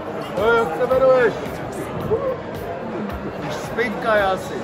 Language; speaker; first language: Czech; non-native, learner; German